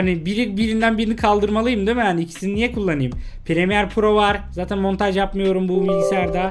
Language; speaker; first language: Turkish; native; Turkish